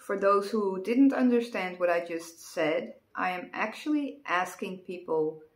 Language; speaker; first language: English; non-native, fluent; Dutch